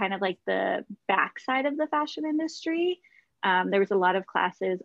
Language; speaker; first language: English; native; English